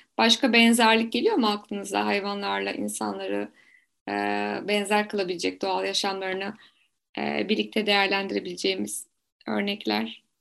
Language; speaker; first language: Turkish; native; Turkish